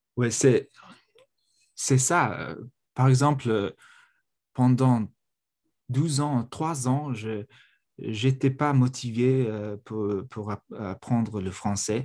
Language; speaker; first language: French; non-native, fluent; Mongolian